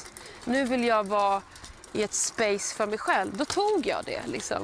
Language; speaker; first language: Swedish; early bilingual, other home language; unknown